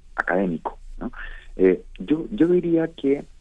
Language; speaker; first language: Spanish; native; Spanish